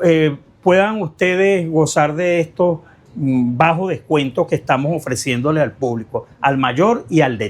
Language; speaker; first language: Spanish; native; Spanish